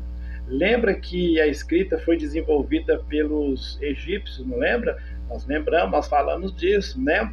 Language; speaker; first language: Portuguese; native; Portuguese